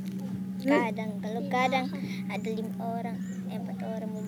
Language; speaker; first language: Indonesian; non-native, local second language; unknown